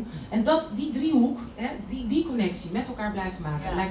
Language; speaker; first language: Dutch; native; Dutch